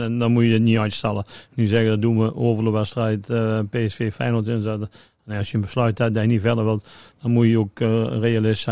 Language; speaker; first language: Dutch; native; Dutch